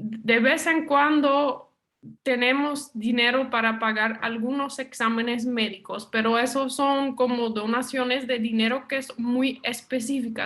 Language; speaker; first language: Spanish; non-native, fluent; Dutch